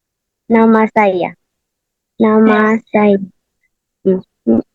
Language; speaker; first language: Indonesian; non-native, learner; Filipino